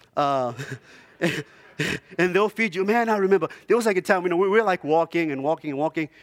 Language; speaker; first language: English; non-native, local second language; Shona